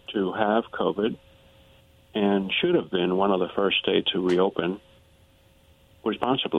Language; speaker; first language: English; early bilingual, other home language; Spanish